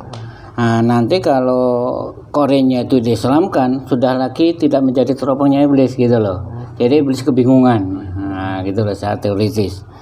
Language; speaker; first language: Indonesian; native; Indonesian